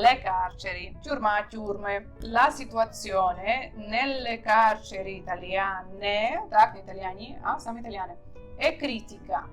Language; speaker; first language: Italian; non-native, fluent; Ukrainian